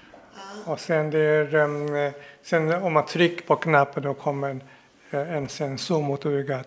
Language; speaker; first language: Swedish; non-native, fluent; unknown